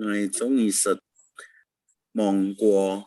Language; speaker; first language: Chinese; non-native, learner; Indonesian